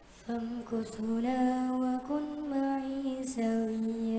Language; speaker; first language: Arabic; non-native, learner; Indonesian